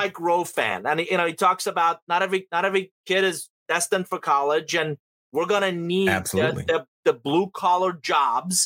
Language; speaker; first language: English; non-native, fluent; Persian